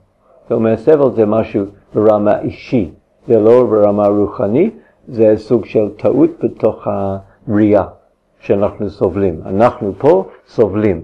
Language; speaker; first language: Hebrew; non-native, fluent; English